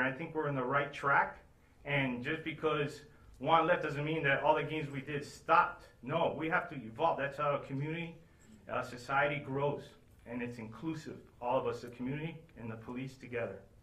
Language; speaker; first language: English; early bilingual, other home language; Spanish